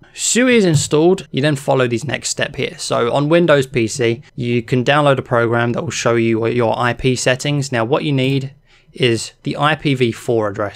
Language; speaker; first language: English; native; English